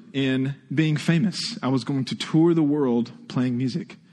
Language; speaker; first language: English; native; English